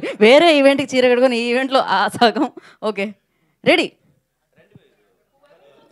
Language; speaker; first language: Telugu; native; Telugu